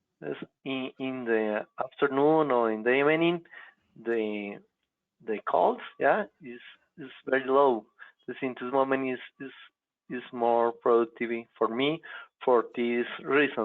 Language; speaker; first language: English; non-native, local second language; Spanish